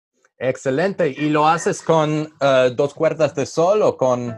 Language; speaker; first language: Spanish; non-native, learner; English